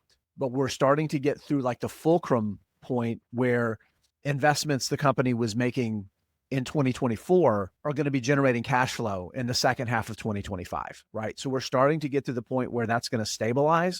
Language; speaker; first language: English; native; English